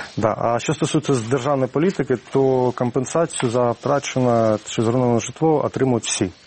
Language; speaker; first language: Ukrainian; non-native, local second language; Russian